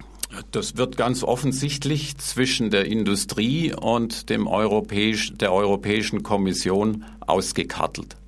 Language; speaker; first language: German; native; German